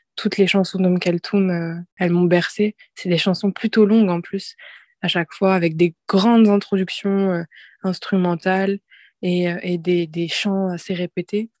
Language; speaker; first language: French; native; French